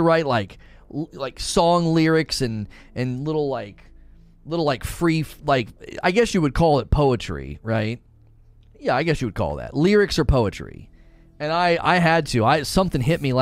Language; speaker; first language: English; native; English